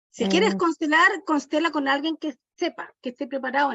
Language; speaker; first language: Spanish; native; Spanish